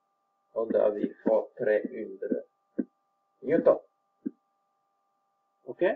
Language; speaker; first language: Norwegian; non-native, fluent; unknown